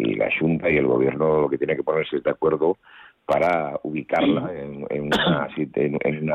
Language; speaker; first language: Spanish; native; Spanish